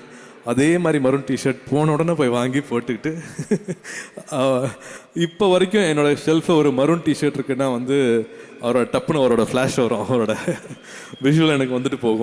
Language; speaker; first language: Tamil; native; Tamil